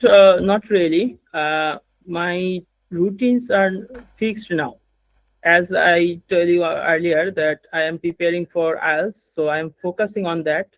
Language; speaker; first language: English; non-native, learner; Bangla